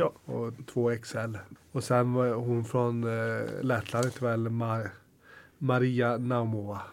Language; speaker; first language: Swedish; native; Swedish